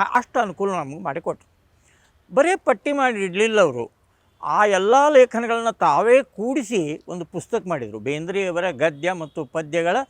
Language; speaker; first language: Kannada; non-native, local second language; Marathi